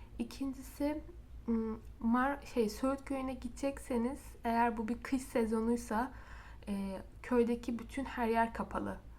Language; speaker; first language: Turkish; native; Turkish